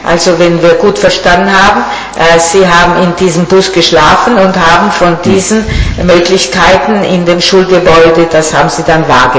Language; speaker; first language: German; non-native, fluent; Italian